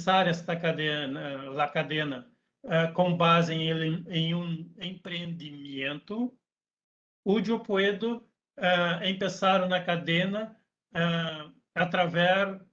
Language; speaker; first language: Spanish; non-native, learner; Portuguese